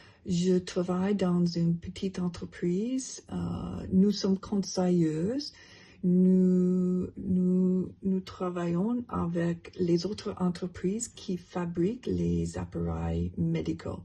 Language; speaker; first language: French; non-native, learner; English